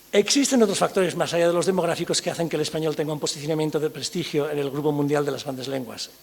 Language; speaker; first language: Spanish; early bilingual, other home language; English